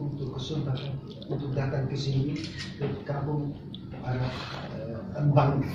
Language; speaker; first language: Indonesian; non-native, fluent; Dutch